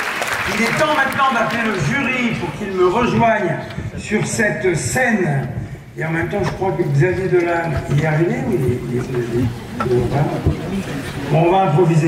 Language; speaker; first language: French; native; French